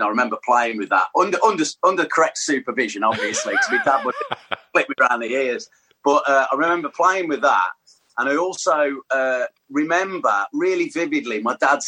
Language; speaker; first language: English; native; English